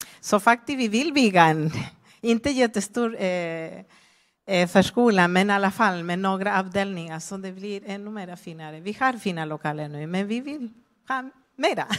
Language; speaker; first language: Swedish; non-native, fluent; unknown